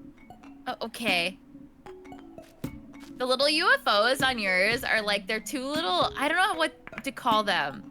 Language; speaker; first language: English; native; English